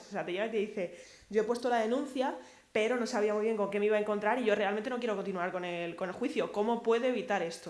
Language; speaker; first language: Spanish; native; Spanish